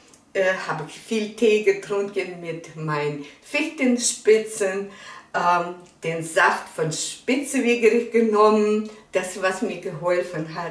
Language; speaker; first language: German; non-native, fluent; Russian